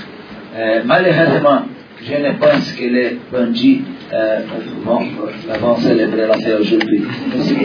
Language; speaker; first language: French; non-native, learner; Portuguese